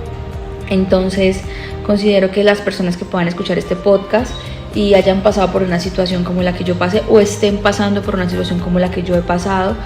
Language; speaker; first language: Spanish; native; Spanish